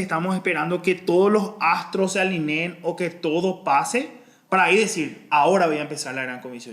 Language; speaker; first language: Spanish; native; Spanish